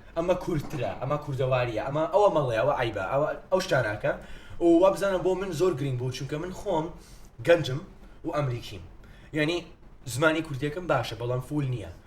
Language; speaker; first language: Central Kurdish; non-native, fluent; English